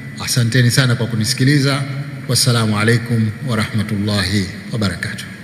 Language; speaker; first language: Swahili; native; Swahili